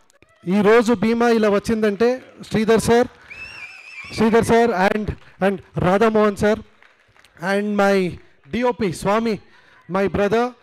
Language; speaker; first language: Telugu; non-native, learner; Kannada